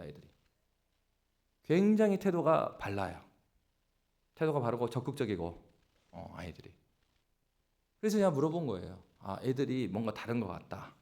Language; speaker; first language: Korean; native; Korean